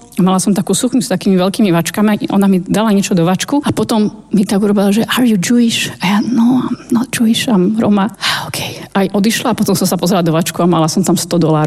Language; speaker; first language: Slovak; native; Slovak